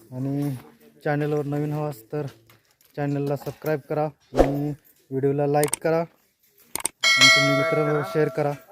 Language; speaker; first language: Marathi; non-native, local second language; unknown